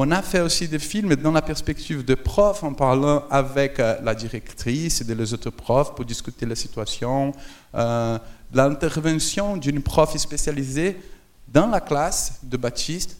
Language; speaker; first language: French; non-native, fluent; Portuguese